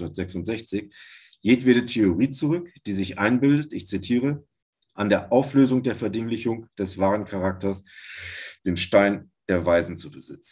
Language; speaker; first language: German; native; German